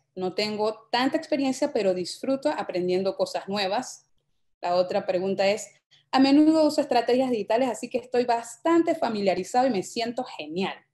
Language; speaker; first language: Spanish; native; Spanish